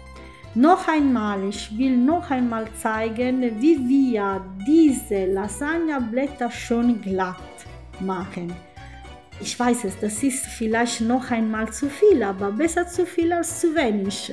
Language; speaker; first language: German; non-native, fluent; Italian